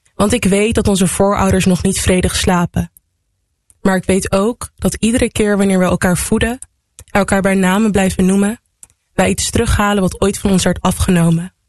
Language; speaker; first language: Dutch; native; Dutch